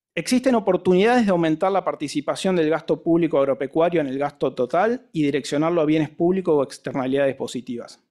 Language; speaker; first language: Spanish; native; Spanish